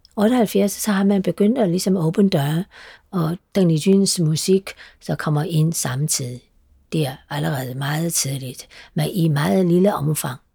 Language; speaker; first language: Danish; non-native, fluent; Chinese